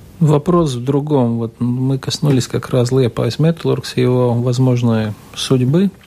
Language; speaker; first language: Russian; non-native, local second language; Latvian